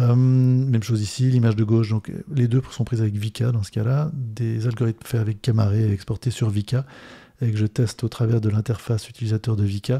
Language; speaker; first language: French; native; French